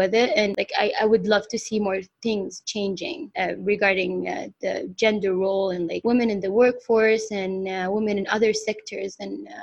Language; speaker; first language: English; non-native, fluent; Arabic